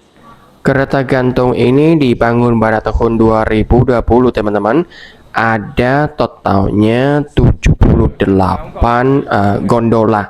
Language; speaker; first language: Indonesian; non-native, fluent; Vietnamese